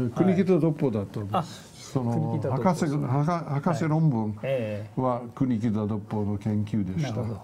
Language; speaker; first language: Japanese; non-native, fluent; English